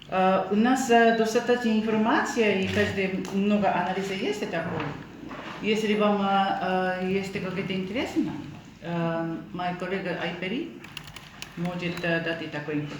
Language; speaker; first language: Russian; non-native, learner; Japanese